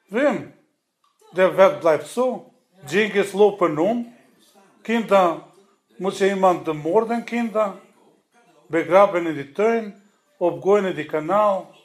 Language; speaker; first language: Dutch; non-native, learner; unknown